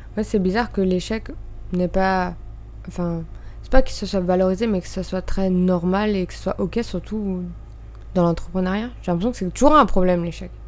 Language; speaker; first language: French; native; French